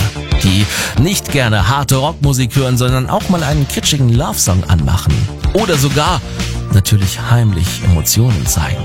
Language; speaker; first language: German; native; German